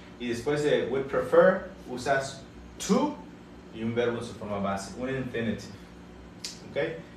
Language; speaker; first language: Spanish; early bilingual, heritage; Spanish